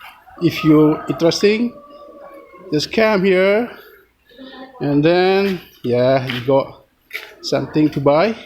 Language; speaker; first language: English; non-native, learner; Indonesian